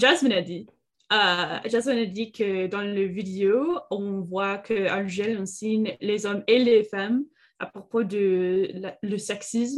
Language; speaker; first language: French; non-native, learner; English